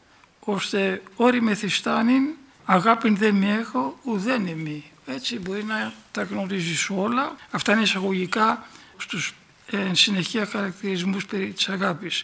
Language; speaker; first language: Greek; native; Greek